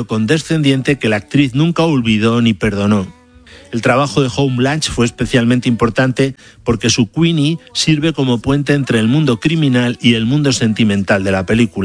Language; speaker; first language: Spanish; native; Spanish